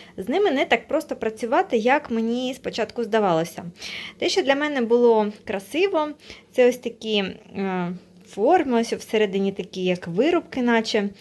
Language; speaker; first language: Ukrainian; non-native, local second language; Russian